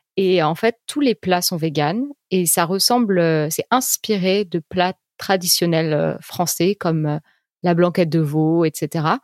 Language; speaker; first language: French; native; French